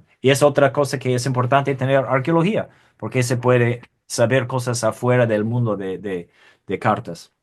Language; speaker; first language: Spanish; non-native, fluent; English